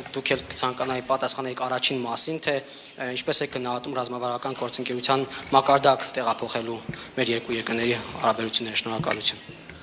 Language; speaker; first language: Armenian; native; Armenian